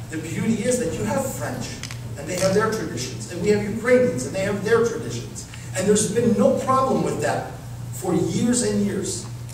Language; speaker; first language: English; early bilingual, other home language; Ukrainian